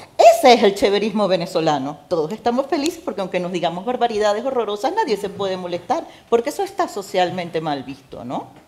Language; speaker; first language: Spanish; native; Spanish